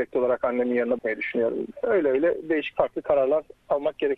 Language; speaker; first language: Turkish; native; Turkish